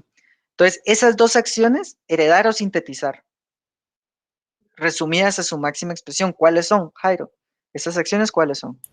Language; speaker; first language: Spanish; native; Spanish